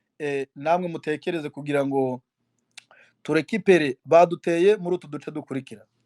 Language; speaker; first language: Kinyarwanda; native; Kinyarwanda